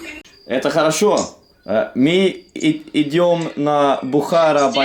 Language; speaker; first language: Russian; non-native, learner; Swedish